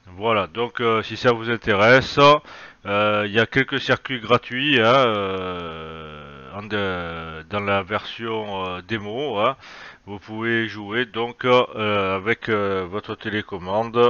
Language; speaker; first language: French; native; French